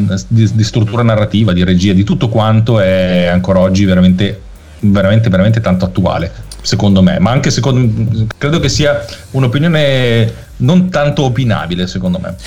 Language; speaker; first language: Italian; native; Italian